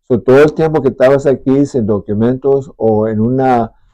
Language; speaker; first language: Spanish; early bilingual, heritage; Spanish